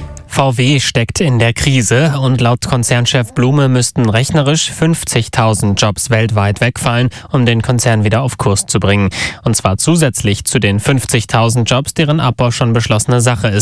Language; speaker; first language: German; native; German